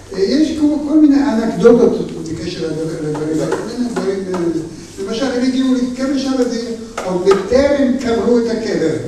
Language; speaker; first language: Hebrew; native; Hebrew